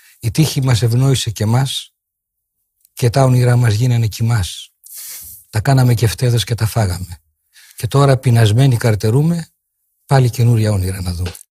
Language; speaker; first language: Greek; native; Greek